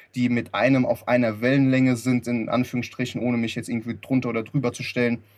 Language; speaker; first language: German; early bilingual, other home language; Lithuanian